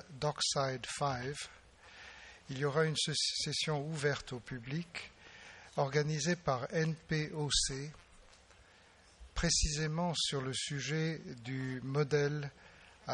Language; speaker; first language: French; native; French